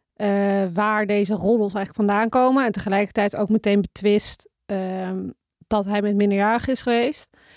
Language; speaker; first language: Dutch; native; Dutch